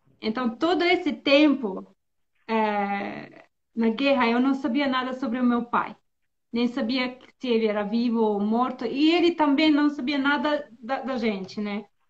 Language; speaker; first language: Portuguese; non-native, learner; Bosnian